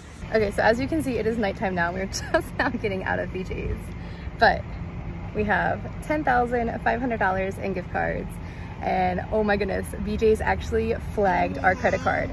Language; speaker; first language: English; early bilingual, other home language; Spanish